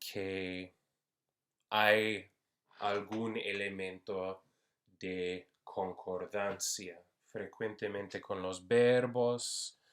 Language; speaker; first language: Spanish; non-native, fluent; English